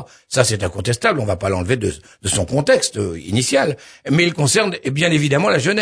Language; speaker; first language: French; native; French